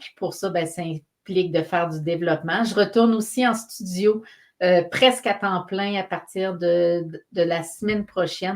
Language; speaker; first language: French; native; French